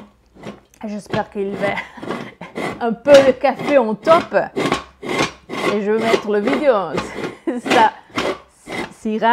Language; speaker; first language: French; non-native, learner; Italian